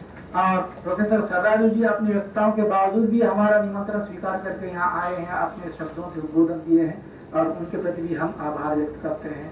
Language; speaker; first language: Hindi; native; Hindi